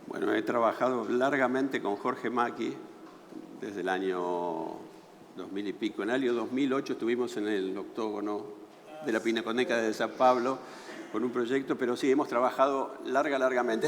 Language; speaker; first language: Spanish; native; Spanish